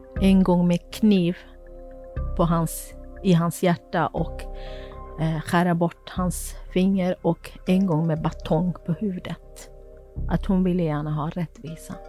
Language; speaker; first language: Swedish; non-native, fluent; Kurdish